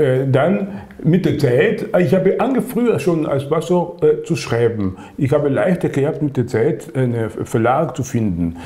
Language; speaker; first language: German; non-native, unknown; Lingala